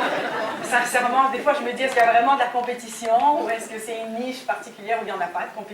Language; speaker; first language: French; native; French